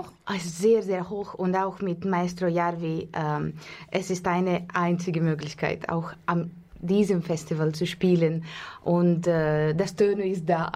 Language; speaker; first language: German; non-native, fluent; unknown